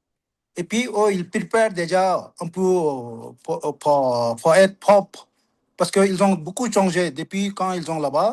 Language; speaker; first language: French; non-native, learner; Sherpa